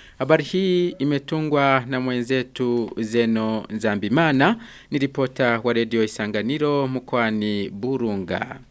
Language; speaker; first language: Swahili; non-native, local second language; Rundi